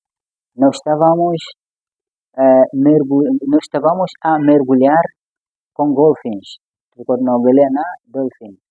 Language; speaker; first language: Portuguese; non-native, fluent; Swahili